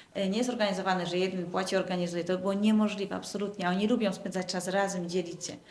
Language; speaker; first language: Polish; native; Polish